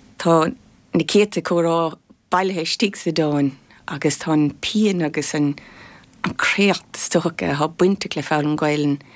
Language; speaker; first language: Irish; non-native, local second language; English